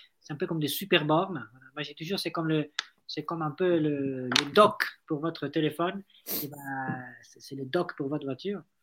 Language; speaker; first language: French; non-native, fluent; Italian